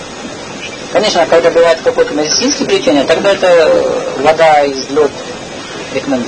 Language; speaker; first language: Russian; non-native, learner; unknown